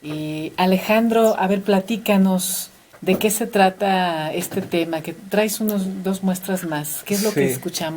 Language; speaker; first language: Spanish; native; Spanish